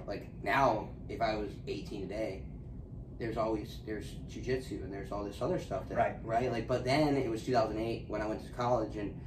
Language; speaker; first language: English; native; English